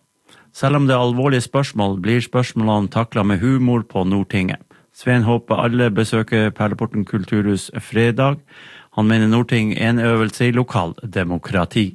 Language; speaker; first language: Norwegian; native; Norwegian